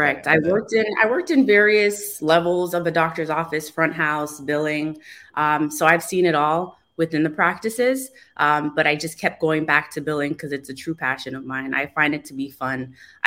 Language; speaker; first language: English; native; English